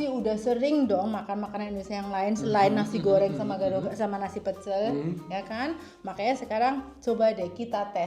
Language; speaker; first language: Indonesian; native; Indonesian